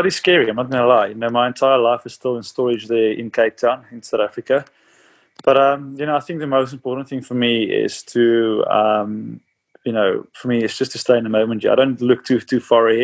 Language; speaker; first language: English; non-native, local second language; Afrikaans